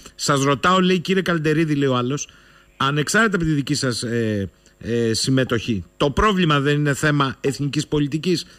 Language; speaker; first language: Greek; native; Greek